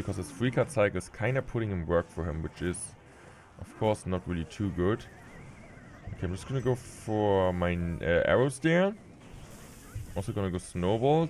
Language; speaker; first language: English; non-native, fluent; German